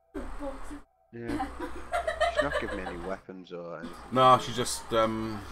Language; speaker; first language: English; native; English